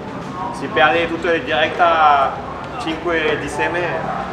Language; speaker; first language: Italian; non-native, learner; French